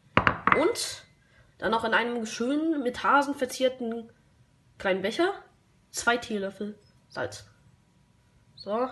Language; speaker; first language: German; native; German